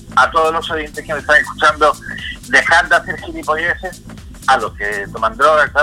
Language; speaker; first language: Spanish; early bilingual, heritage; Spanish